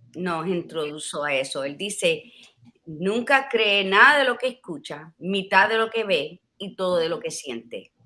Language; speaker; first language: Spanish; early bilingual, heritage; Spanish